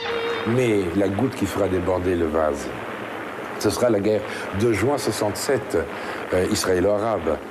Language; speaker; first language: French; native; French